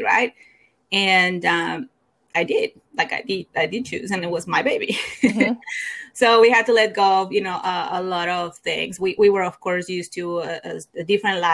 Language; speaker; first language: English; non-native, fluent; Spanish